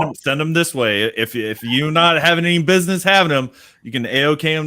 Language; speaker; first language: English; native; English